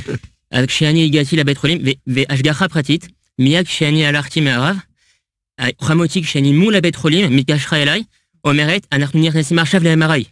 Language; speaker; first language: Hebrew; non-native, fluent; French